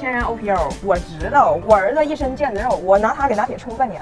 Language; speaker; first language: Chinese; native; Chinese